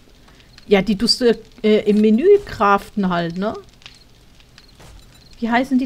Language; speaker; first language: German; native; German